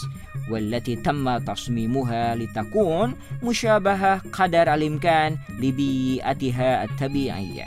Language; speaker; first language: Arabic; non-native, fluent; Indonesian